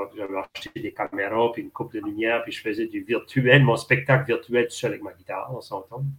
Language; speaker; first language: French; native; French